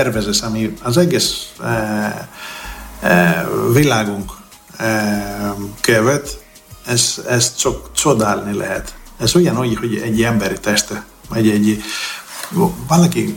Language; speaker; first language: Hungarian; non-native, fluent; Greek